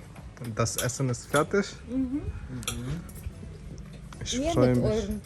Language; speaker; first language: German; non-native, fluent; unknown